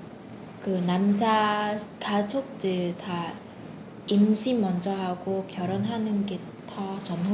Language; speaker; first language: Korean; non-native, fluent; Vietnamese